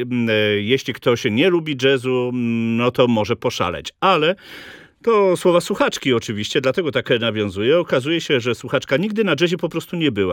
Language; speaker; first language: Polish; native; Polish